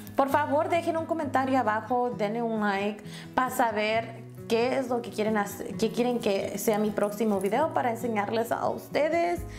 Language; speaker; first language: Spanish; early bilingual, heritage; Spanish